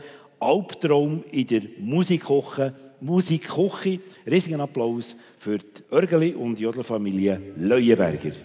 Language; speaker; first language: German; native; German